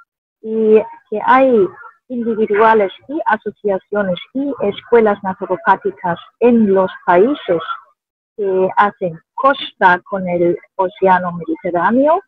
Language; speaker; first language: Spanish; non-native, fluent; German